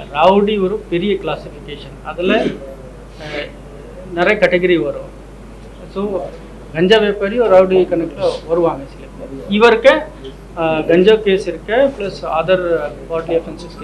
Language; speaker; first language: Tamil; non-native, local second language; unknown